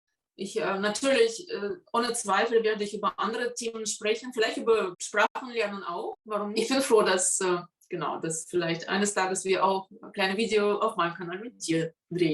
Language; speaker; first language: German; non-native, fluent; Russian